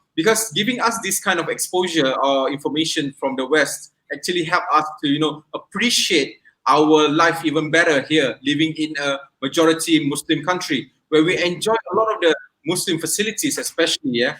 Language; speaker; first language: English; non-native, local second language; Malay